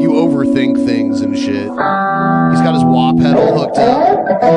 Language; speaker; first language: English; native; English